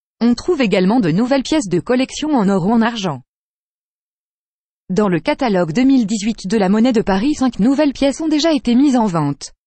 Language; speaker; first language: French; native; French